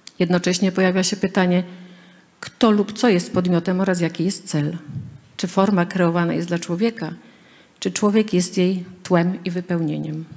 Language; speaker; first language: Polish; native; Polish